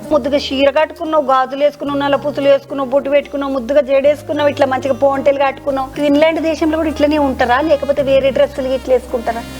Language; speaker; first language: Telugu; native; Telugu